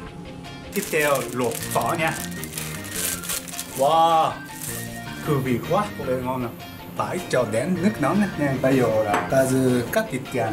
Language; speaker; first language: Vietnamese; non-native, learner; Japanese